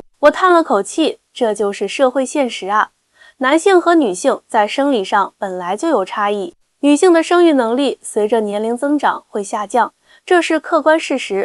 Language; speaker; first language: Chinese; native; Chinese